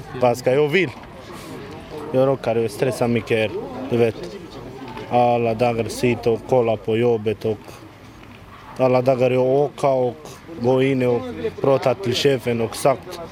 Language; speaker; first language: Swedish; non-native, learner; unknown